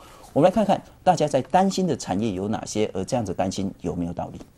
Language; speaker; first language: Chinese; native; Chinese